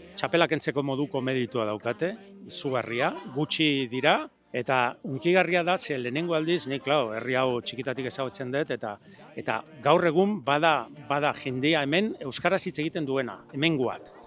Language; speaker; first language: Basque; native; Basque